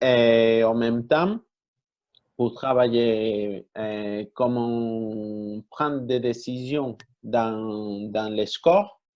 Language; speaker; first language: French; non-native, fluent; Spanish